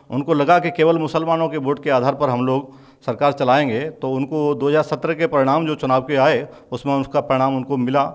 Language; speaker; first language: Hindi; native; Hindi